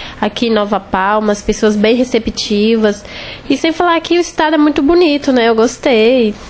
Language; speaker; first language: Portuguese; native; Portuguese